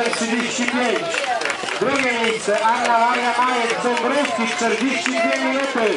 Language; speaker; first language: Polish; native; Polish